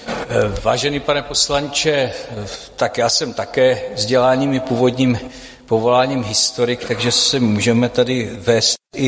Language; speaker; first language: Czech; native; Czech